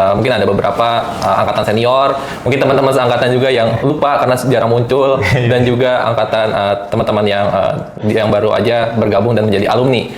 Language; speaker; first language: Indonesian; native; Indonesian